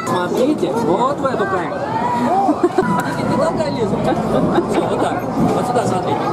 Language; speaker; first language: Russian; native; Russian